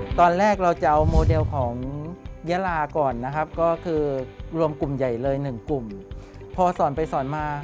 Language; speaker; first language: Thai; native; Thai